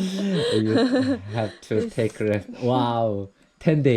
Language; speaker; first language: English; non-native, learner; Korean